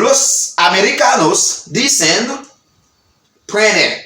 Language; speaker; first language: Spanish; non-native, learner; Haitian Creole